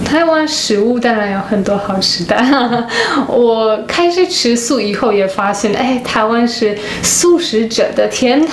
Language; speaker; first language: Chinese; non-native, fluent; Polish